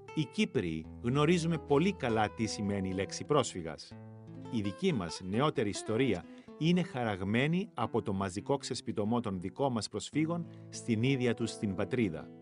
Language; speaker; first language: Greek; native; Greek